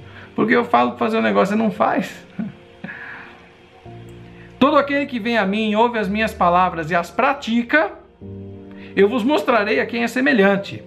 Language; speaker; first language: Portuguese; native; Portuguese